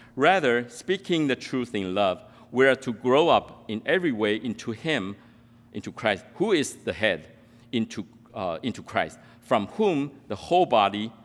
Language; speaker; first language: English; non-native, fluent; Min Nan Chinese